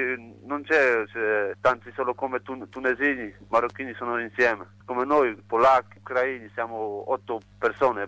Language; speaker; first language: Italian; non-native, learner; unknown